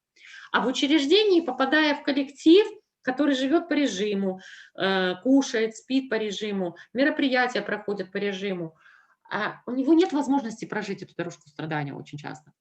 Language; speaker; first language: Russian; native; Russian